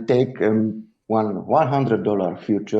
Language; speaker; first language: English; non-native, learner; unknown